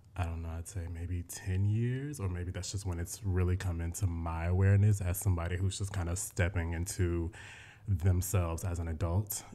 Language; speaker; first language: English; native; English